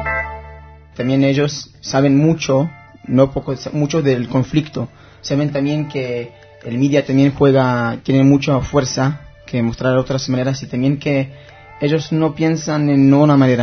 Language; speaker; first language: Spanish; non-native, learner; Hebrew